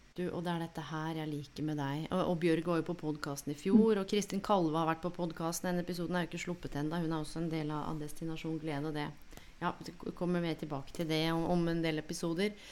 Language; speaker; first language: Norwegian; native; Norwegian